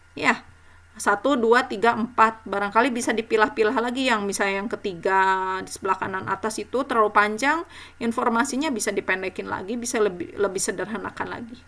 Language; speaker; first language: Indonesian; native; Indonesian